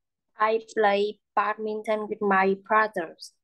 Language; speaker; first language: English; non-native, learner; Vietnamese